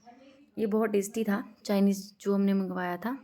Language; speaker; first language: Hindi; native; Hindi